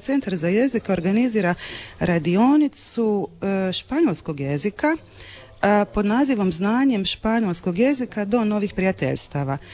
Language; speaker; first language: Croatian; native; Croatian